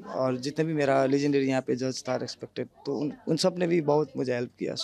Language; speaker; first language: Hindi; non-native, local second language; Nepali